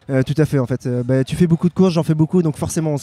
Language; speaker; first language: French; native; French